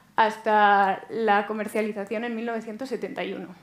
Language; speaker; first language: Spanish; native; Spanish